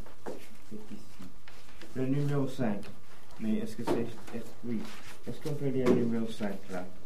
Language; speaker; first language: French; native; French